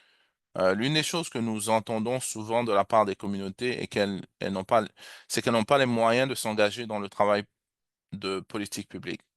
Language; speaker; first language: French; native; French